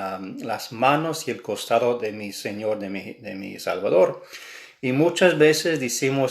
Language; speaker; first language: Spanish; non-native, fluent; English